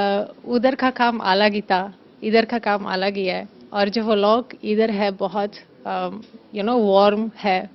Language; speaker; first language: Hindi; non-native, learner; German